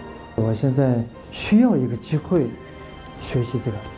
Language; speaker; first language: Chinese; non-native, local second language; Uyghur